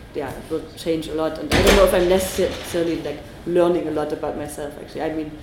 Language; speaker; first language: English; non-native, fluent; German